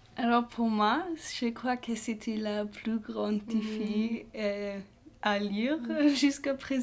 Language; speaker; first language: French; non-native, learner; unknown